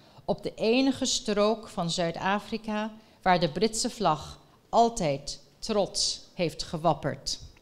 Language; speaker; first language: Dutch; early bilingual, heritage; Dutch